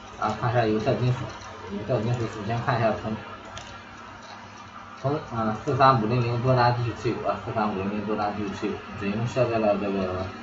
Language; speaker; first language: Chinese; native; Chinese